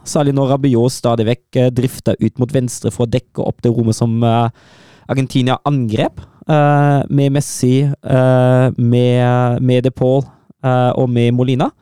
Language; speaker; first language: Norwegian; non-native, fluent; German